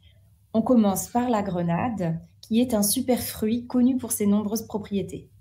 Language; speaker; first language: French; native; French